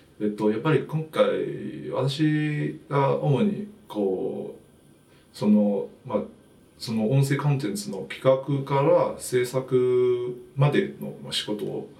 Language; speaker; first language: Japanese; non-native, fluent; Chinese